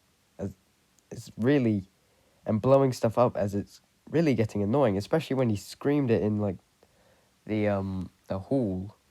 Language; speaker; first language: English; native; English